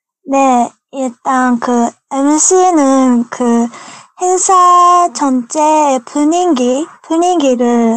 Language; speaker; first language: Korean; non-native, fluent; Japanese